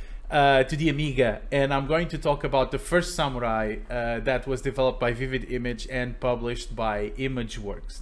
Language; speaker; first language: English; non-native, fluent; Portuguese